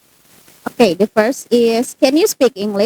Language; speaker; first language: English; non-native, fluent; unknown